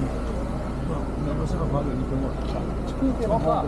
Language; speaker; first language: Portuguese; native; Portuguese